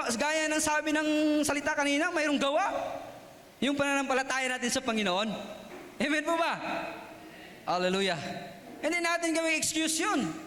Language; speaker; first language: Filipino; non-native, local second language; Cebuano